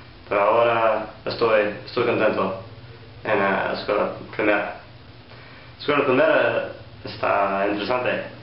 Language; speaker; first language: Spanish; non-native, learner; English